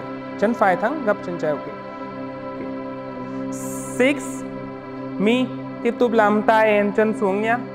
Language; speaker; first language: Vietnamese; non-native, learner; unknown